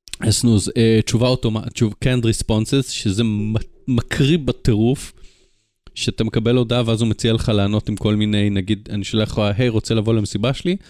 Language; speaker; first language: Hebrew; native; Hebrew